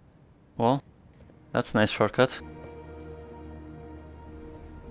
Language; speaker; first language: English; non-native, fluent; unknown